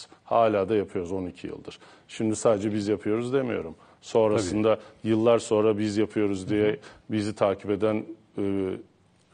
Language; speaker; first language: Turkish; native; Turkish